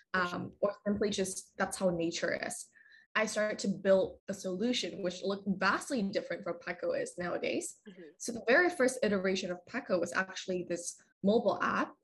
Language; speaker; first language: English; non-native, fluent; Vietnamese